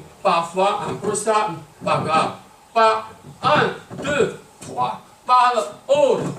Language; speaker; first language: French; non-native, learner; Chinese